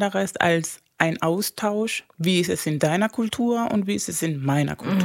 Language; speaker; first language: German; non-native, fluent; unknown